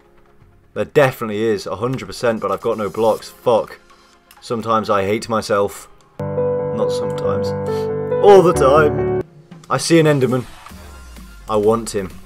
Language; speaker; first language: English; native; English